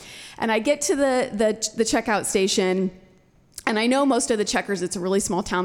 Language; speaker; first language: English; native; English